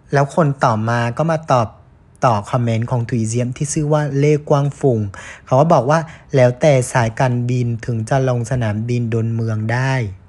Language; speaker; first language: Thai; non-native, fluent; Vietnamese